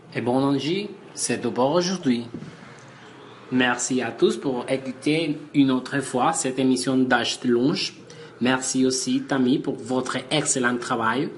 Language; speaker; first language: French; non-native, fluent; Spanish